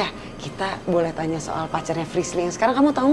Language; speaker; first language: Indonesian; native; Indonesian